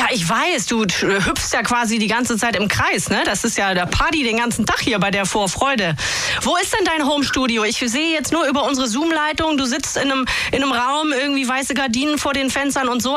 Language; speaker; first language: German; native; German